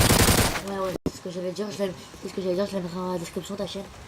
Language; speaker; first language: French; native; French